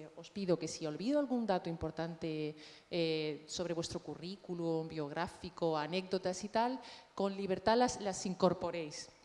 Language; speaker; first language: Spanish; native; Spanish